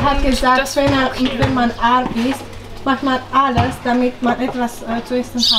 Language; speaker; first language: German; non-native, fluent; Romanian